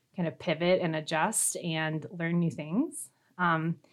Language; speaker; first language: English; native; English